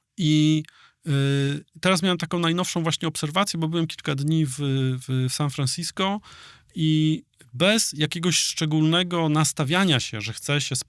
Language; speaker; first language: Polish; native; Polish